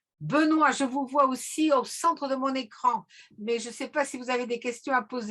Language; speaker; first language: French; native; French